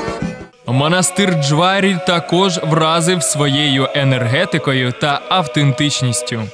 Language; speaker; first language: Ukrainian; native; Ukrainian